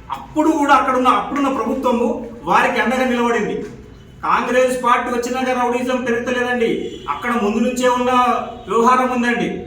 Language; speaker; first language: Telugu; non-native, local second language; Lambadi